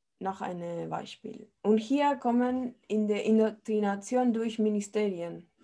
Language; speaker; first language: German; non-native, fluent; Spanish